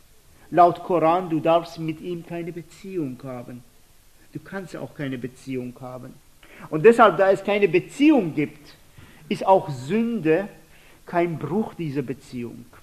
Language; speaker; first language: German; non-native, fluent; Persian